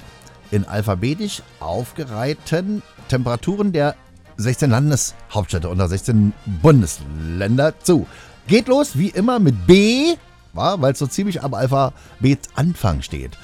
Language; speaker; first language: German; native; German